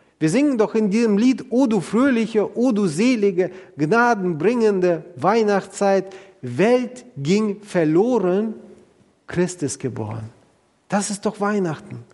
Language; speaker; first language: German; non-native, fluent; Russian